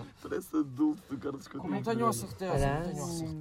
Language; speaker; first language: Portuguese; native; Portuguese